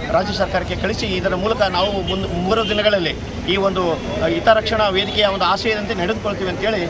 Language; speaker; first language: Kannada; native; Kannada